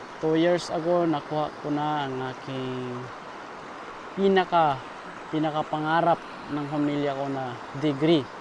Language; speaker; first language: Filipino; non-native, local second language; Cebuano